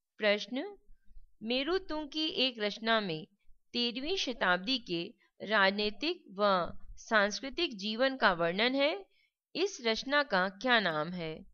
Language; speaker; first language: Hindi; native; Hindi